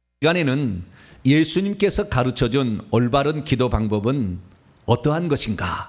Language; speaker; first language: Korean; native; Korean